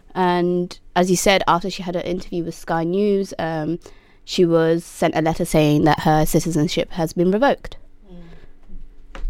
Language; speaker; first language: English; native; English